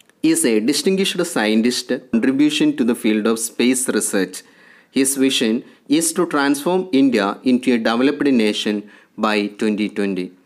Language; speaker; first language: English; non-native, local second language; Malayalam